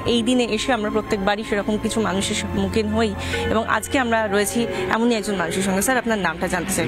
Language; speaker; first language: Bangla; native; Bangla